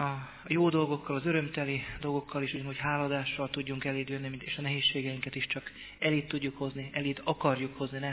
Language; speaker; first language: Hungarian; non-native, learner; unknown